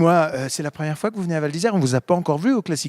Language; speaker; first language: French; native; French